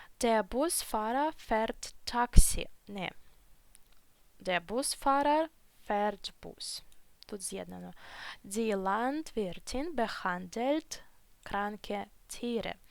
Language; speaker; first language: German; non-native, fluent; Ukrainian